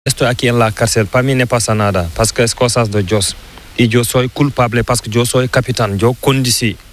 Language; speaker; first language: Spanish; non-native, learner; Fula